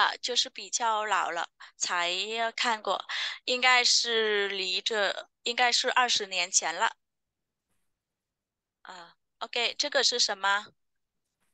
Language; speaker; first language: Chinese; non-native, fluent; Vietnamese